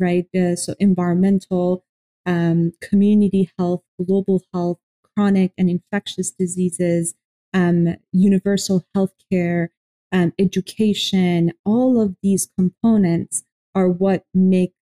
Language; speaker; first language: English; non-native, fluent; Persian